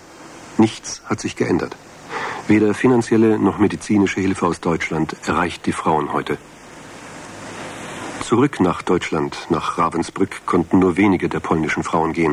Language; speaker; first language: German; native; German